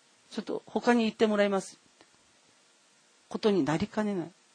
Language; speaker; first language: Japanese; non-native, fluent; Korean